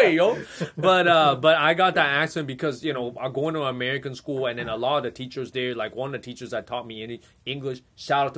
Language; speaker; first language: English; non-native, fluent; Indonesian